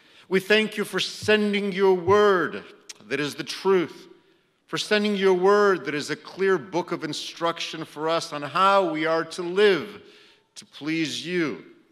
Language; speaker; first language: English; early bilingual, other home language; Romanian